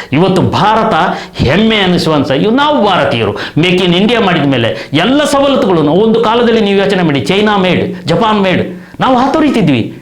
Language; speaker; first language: Kannada; non-native, local second language; Kodava